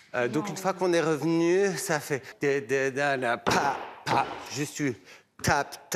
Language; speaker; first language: French; native; French